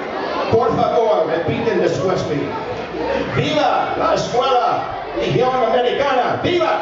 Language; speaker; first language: Spanish; non-native, fluent; English